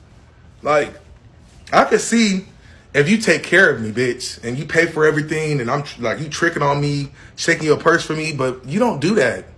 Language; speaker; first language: English; native; English